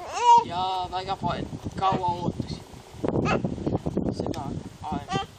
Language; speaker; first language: Estonian; non-native, local second language; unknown